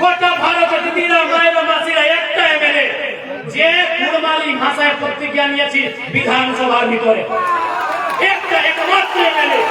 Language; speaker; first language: Bangla; non-native, local second language; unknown